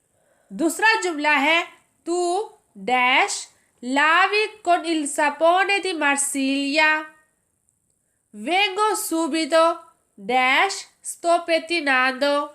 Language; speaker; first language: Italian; non-native, fluent; Urdu